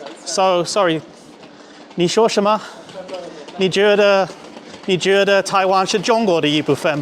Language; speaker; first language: Chinese; non-native, learner; English